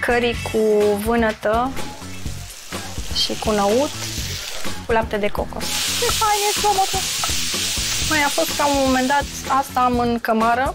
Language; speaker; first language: Romanian; native; Romanian